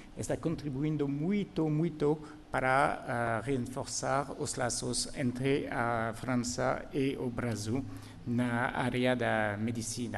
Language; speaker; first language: Portuguese; non-native, fluent; French